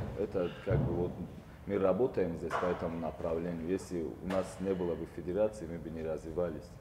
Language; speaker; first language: Russian; non-native, local second language; Tajik